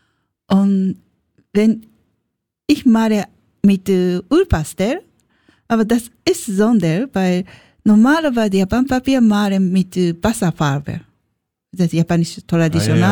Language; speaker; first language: German; non-native, learner; Japanese